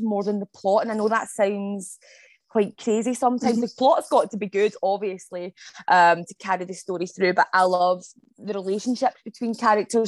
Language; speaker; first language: English; native; English